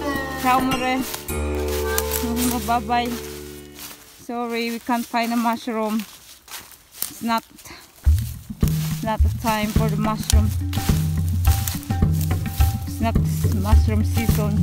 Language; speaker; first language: English; non-native, local second language; Filipino